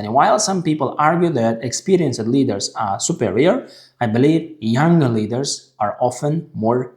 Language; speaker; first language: English; non-native, fluent; Uzbek